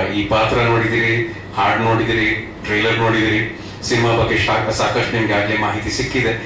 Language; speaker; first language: Kannada; native; Kannada